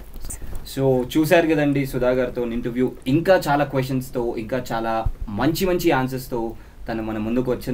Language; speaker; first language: Telugu; native; Telugu